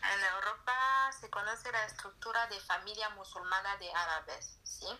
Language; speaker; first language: Spanish; non-native, learner; French